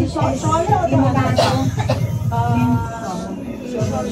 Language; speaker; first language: German; non-native, fluent; Filipino